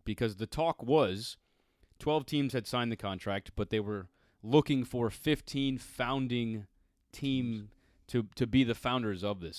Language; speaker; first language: English; native; English